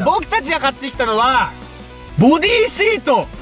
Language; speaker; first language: Japanese; native; Japanese